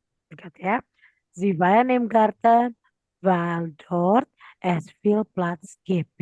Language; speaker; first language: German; non-native, fluent; Indonesian